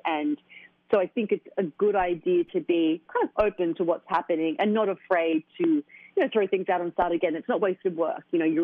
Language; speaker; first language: English; native; English